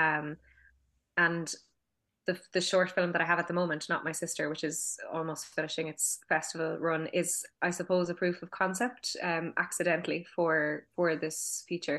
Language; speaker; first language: English; native; English